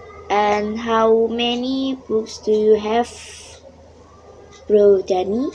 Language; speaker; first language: English; non-native, learner; Indonesian